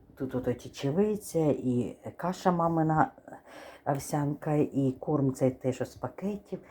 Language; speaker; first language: Ukrainian; native; Ukrainian